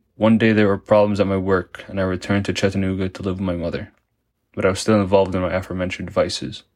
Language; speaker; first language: English; early bilingual, other home language; Spanish